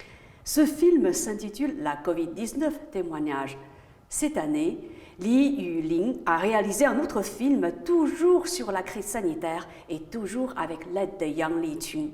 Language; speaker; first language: French; native; French